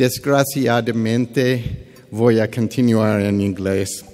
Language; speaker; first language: Spanish; non-native, learner; English